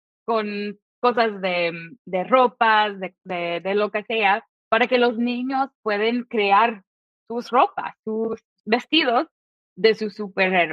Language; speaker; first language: Spanish; non-native, fluent; English